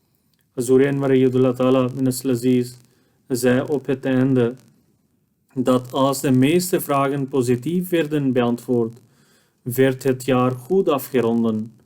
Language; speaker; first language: Dutch; non-native, fluent; Urdu